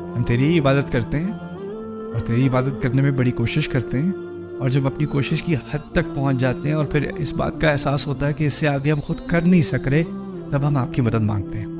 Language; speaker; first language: Urdu; early bilingual, heritage; Urdu